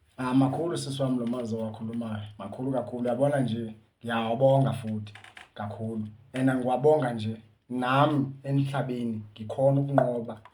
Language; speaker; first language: Zulu; native; Zulu